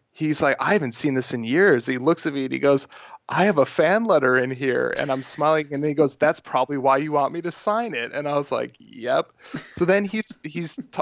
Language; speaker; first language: English; native; English